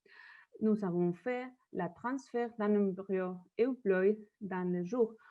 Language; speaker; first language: French; non-native, learner; Spanish